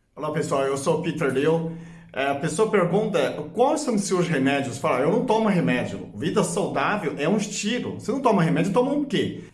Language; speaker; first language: Portuguese; non-native, fluent; Chinese